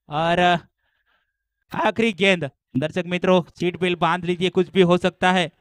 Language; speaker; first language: Hindi; non-native, local second language; Gujarati